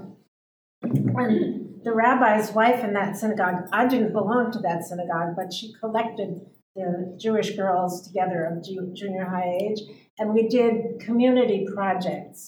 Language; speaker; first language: English; native; English